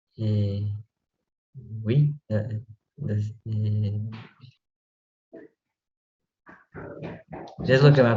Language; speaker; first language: French; non-native, learner; Spanish